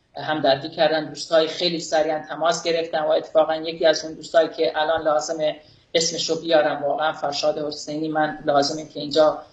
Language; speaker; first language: Persian; non-native, local second language; Kurdish